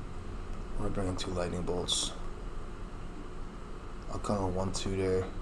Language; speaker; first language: English; native; English